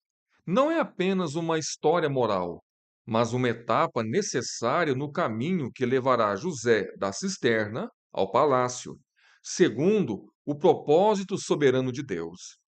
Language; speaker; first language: Portuguese; native; Portuguese